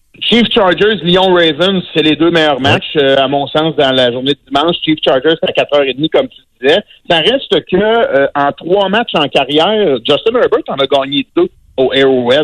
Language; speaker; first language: French; native; French